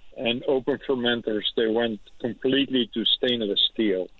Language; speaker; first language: English; non-native, fluent; Dutch